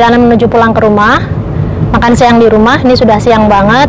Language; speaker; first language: Indonesian; native; Indonesian